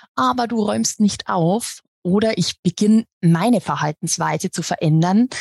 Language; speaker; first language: German; native; German